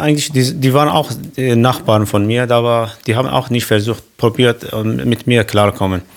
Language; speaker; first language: German; non-native, learner; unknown